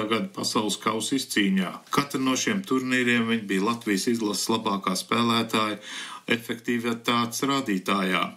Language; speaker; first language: Latvian; early bilingual, heritage; Latvian